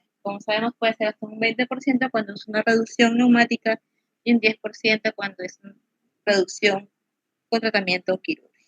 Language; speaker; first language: Spanish; native; Spanish